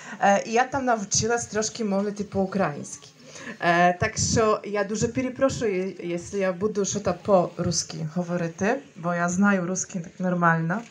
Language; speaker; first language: Ukrainian; non-native, learner; Russian